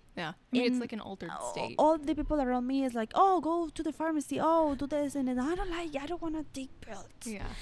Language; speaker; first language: English; non-native, learner; Spanish